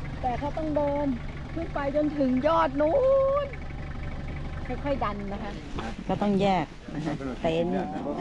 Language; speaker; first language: Thai; native; Thai